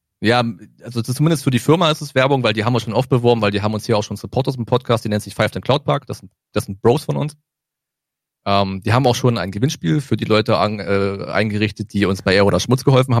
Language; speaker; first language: German; native; German